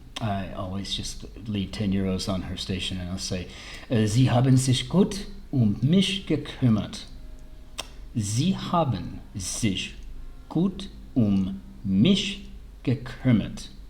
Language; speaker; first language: German; early bilingual, heritage; English